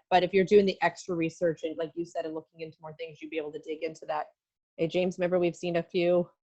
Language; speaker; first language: English; native; English